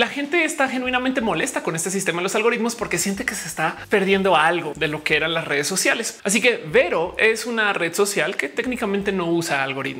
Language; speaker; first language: Spanish; native; Spanish